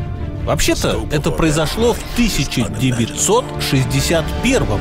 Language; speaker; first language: Russian; native; Russian